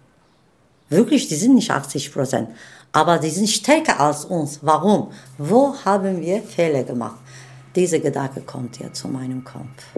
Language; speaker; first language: German; non-native, fluent; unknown